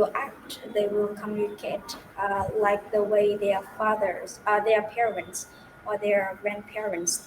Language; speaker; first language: English; non-native, fluent; Vietnamese